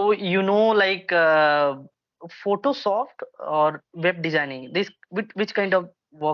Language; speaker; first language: English; non-native, local second language; Hindi